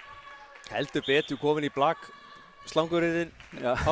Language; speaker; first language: Icelandic; native; Icelandic